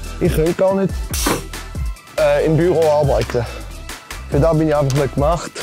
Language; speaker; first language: German; native; German